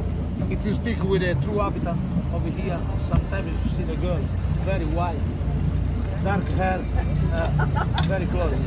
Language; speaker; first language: English; non-native, fluent; Italian